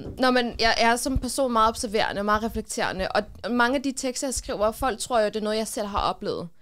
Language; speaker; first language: Danish; early bilingual, other home language; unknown